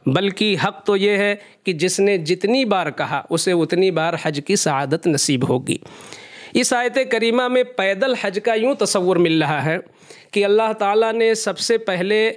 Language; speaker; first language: Hindi; native; Hindi